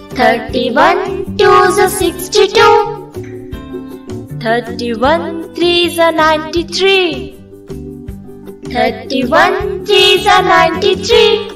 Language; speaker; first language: English; non-native, local second language; Hindi